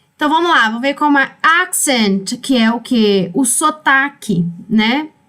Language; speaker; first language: Portuguese; native; Portuguese